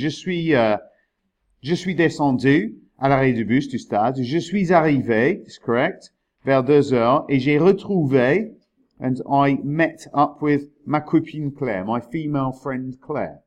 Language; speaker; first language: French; non-native, fluent; English